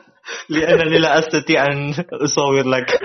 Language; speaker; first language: Arabic; non-native, learner; Indonesian